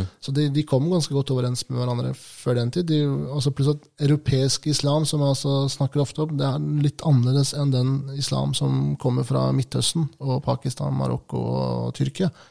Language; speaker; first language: Norwegian; early bilingual, other home language; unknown